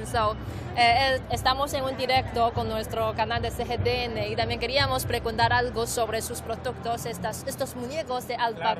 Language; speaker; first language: Spanish; non-native, fluent; Chinese